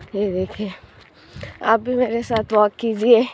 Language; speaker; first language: Hindi; native; Hindi